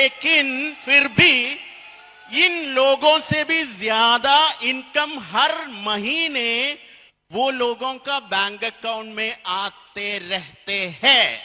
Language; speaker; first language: Hindi; non-native, fluent; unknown